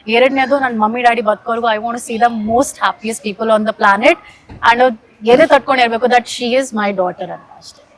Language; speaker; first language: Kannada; non-native, fluent; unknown